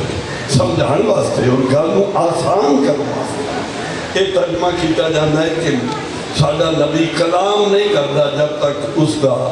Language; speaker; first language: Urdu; non-native, local second language; Punjabi